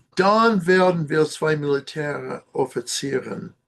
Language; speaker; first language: German; non-native, learner; English